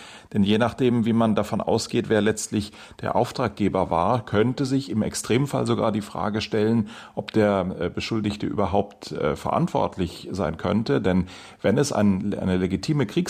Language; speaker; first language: German; native; German